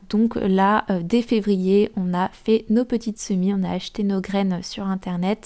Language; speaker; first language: French; native; French